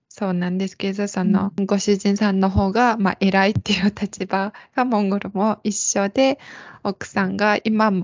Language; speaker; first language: Japanese; non-native, fluent; Mongolian